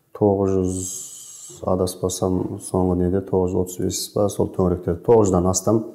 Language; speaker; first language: Kazakh; native; Kazakh